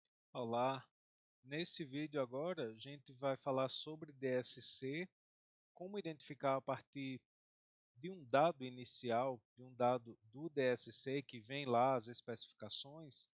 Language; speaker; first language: Portuguese; native; Portuguese